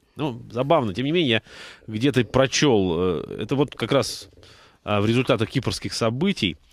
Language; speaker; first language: Russian; native; Russian